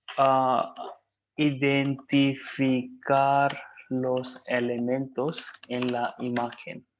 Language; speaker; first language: Spanish; non-native, fluent; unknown